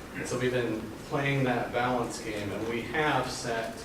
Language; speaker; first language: English; native; English